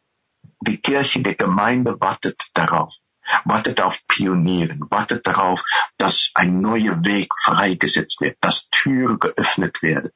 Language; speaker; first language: German; non-native, fluent; Dutch